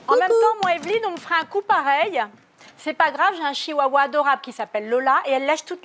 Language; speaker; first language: French; native; French